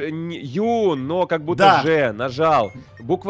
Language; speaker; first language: Russian; native; Russian